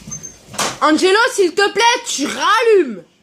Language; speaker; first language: French; native; French